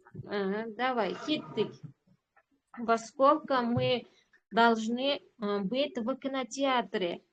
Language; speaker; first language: Russian; non-native, learner; Uzbek